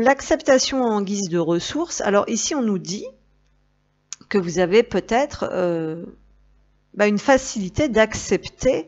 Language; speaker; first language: French; native; French